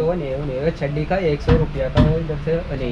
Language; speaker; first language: Hindi; non-native, local second language; Malayalam